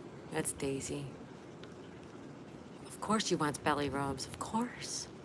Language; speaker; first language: English; native; English